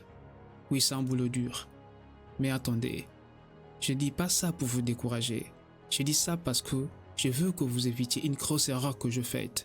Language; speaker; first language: French; native; French